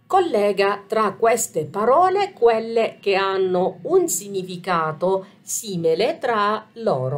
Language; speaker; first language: Italian; non-native, fluent; Arabic